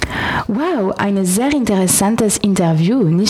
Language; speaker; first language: German; non-native, learner; French